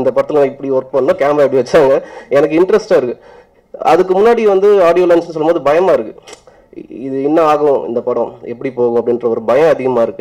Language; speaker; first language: Tamil; native; Tamil